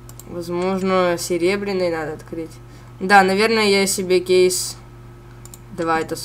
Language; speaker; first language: Russian; native; Russian